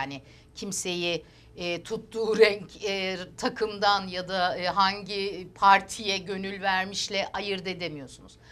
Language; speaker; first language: Turkish; early bilingual, heritage; Turkish